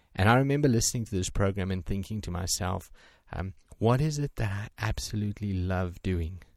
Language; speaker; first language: English; native; English